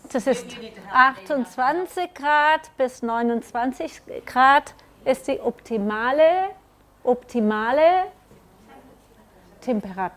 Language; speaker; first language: German; non-native, learner; Catalan